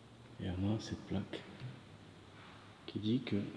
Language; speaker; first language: French; native; French